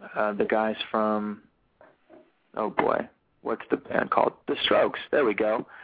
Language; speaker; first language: English; native; English